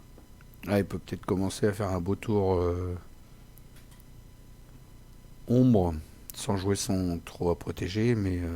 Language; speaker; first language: French; native; French